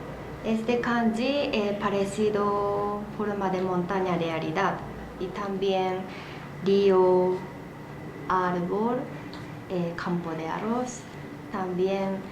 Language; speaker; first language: Spanish; non-native, learner; Japanese